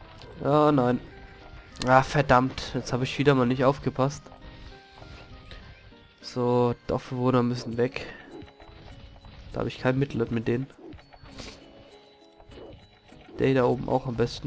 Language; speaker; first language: German; native; German